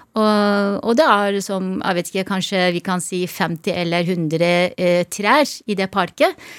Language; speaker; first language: Norwegian; non-native, fluent; Turkish